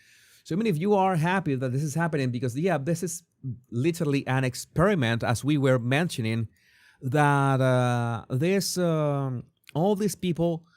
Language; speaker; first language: English; non-native, fluent; Spanish